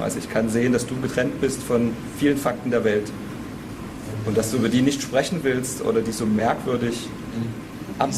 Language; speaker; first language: German; native; German